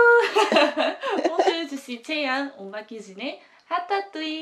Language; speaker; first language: French; non-native, learner; Korean